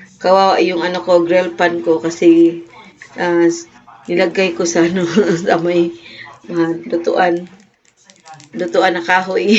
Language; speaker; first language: Filipino; non-native, local second language; Cebuano